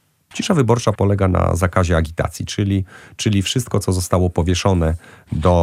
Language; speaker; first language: Polish; native; Polish